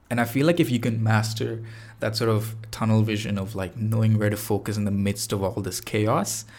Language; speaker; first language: English; non-native, local second language; Tamil